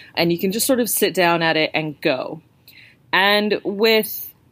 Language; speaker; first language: English; native; English